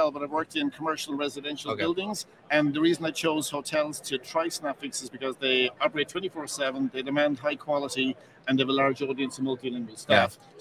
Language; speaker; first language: English; native; English